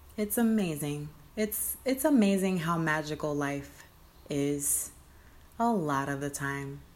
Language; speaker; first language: English; early bilingual, other home language; Spanish